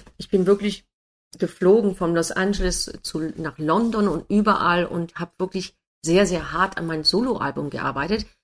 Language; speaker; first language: German; non-native, fluent; English